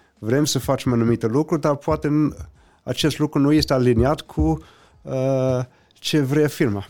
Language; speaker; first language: Romanian; non-native, fluent; English